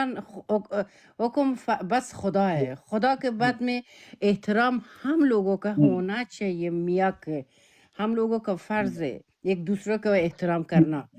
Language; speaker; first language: Hindi; non-native, learner; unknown